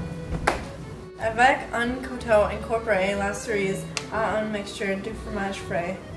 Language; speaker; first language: French; non-native, learner; English